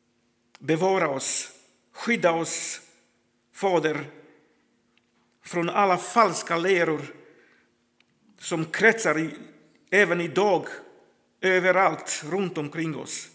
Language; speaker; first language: Swedish; non-native, fluent; Croatian